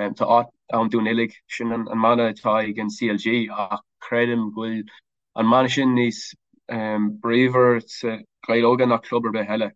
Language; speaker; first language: Irish; non-native, local second language; English